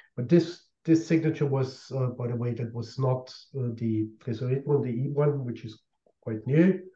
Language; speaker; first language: English; non-native, fluent; German